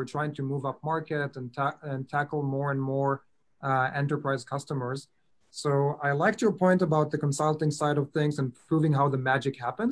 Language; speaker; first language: English; non-native, fluent; Hebrew